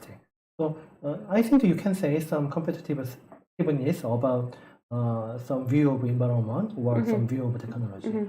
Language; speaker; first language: English; non-native, learner; Korean